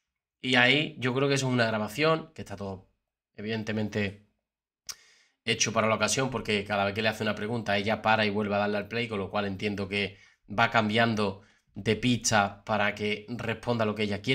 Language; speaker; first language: Spanish; native; Spanish